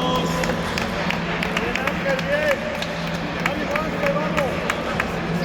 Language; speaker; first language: Spanish; non-native, local second language; Catalan